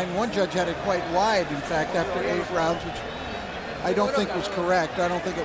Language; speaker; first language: English; native; English